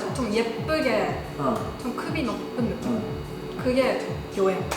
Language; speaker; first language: Korean; non-native, learner; Japanese